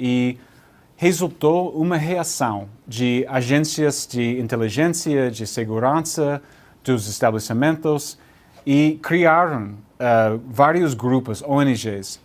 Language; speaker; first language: Portuguese; non-native, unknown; English